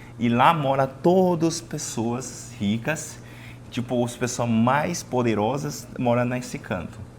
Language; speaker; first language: Portuguese; non-native, fluent; Chinese